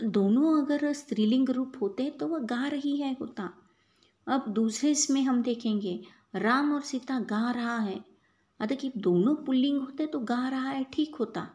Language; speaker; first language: Hindi; non-native, local second language; Kannada